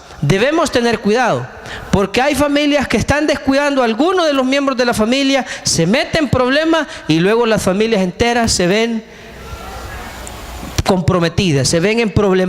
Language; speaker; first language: Spanish; native; Spanish